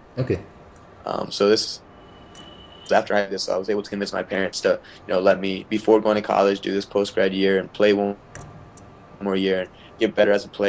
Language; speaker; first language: English; native; English